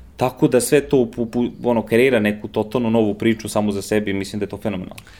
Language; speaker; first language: Serbian; early bilingual, heritage; Serbian